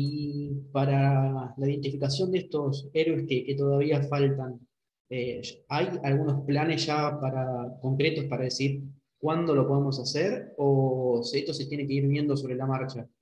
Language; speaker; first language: Spanish; native; Spanish